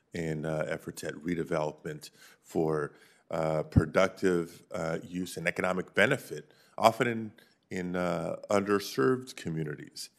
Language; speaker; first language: English; native; English